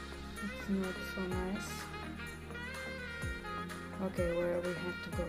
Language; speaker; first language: English; non-native, learner; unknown